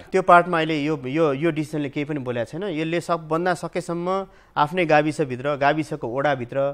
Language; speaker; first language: Nepali; native; Nepali